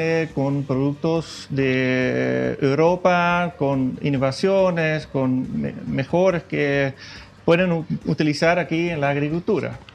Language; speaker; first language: Spanish; non-native, fluent; Dutch